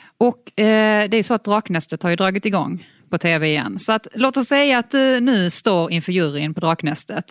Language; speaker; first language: Swedish; native; Swedish